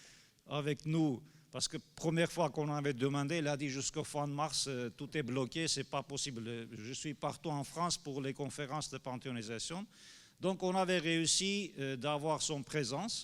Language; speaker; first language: French; non-native, fluent; Armenian